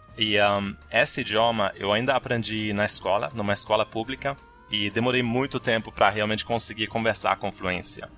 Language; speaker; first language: Portuguese; non-native, fluent; German